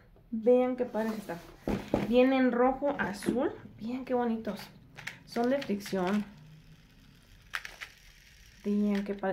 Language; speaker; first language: Spanish; native; Spanish